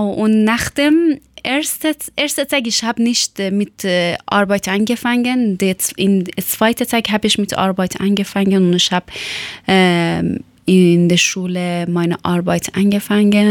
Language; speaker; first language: German; non-native, fluent; Persian